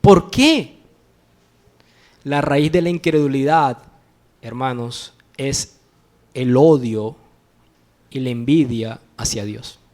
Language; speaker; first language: Spanish; native; Spanish